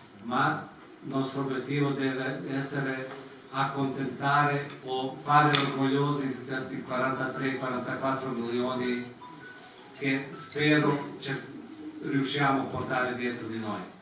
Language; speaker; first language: Italian; non-native, fluent; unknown